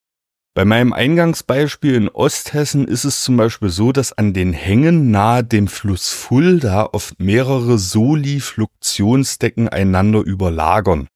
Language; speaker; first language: German; native; German